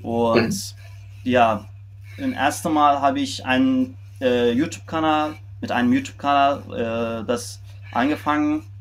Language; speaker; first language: German; non-native, fluent; Turkish